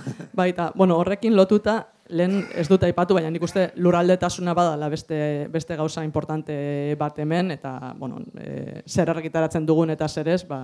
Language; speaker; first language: Basque; native; Basque